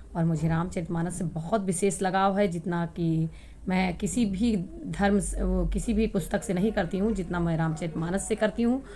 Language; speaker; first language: Hindi; native; Hindi